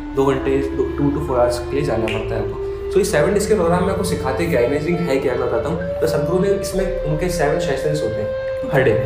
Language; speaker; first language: Hindi; native; Hindi